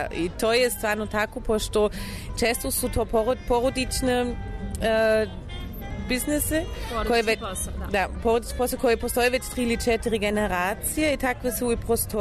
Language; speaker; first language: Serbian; non-native, learner; German